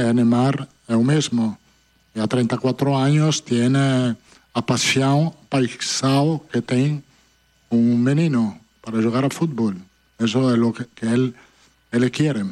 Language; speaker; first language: Spanish; non-native, fluent; Italian